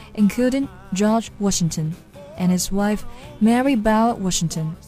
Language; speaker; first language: English; non-native, fluent; Chinese